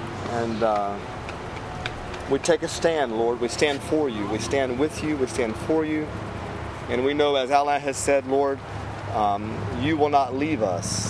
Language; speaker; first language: English; native; English